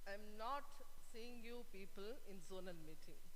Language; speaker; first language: English; non-native, local second language; Kannada